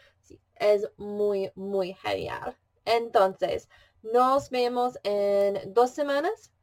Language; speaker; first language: Spanish; non-native, fluent; English